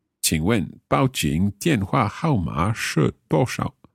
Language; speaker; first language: Chinese; non-native, learner; English